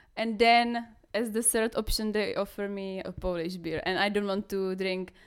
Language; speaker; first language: English; non-native, fluent; Czech